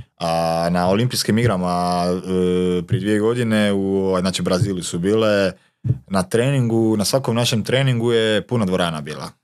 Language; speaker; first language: Croatian; non-native, local second language; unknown